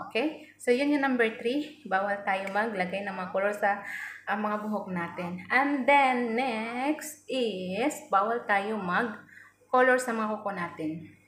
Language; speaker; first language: Filipino; non-native, local second language; Cebuano